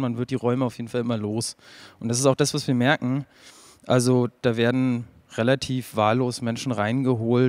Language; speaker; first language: German; native; German